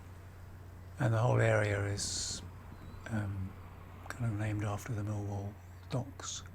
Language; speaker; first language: English; native; English